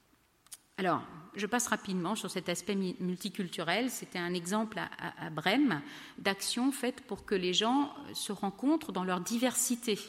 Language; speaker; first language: French; native; French